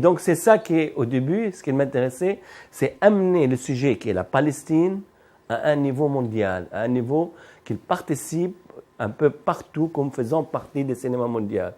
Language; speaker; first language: French; non-native, fluent; Arabic